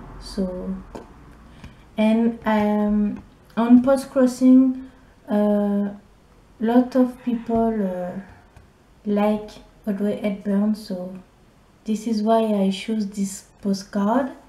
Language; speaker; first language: English; non-native, learner; French